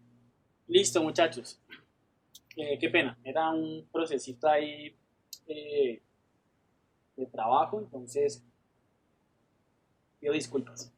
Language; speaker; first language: Spanish; native; Spanish